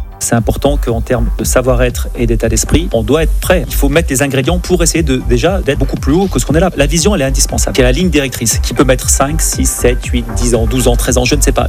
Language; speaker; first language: French; native; French